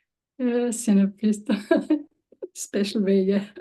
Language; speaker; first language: English; non-native, learner; German